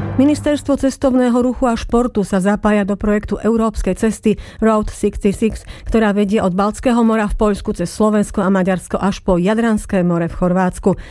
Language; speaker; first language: Slovak; native; Slovak